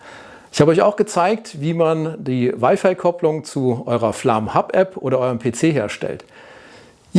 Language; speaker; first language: German; native; German